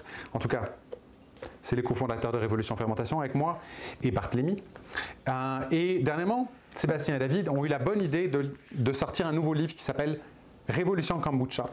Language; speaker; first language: French; native; French